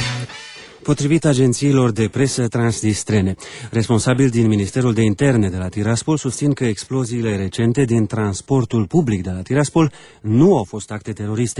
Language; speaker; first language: Romanian; native; Romanian